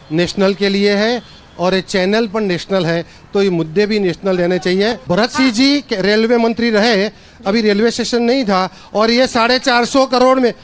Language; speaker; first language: Hindi; non-native, local second language; Gujarati